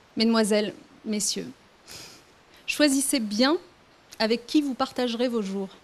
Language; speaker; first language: French; early bilingual, other home language; Riffian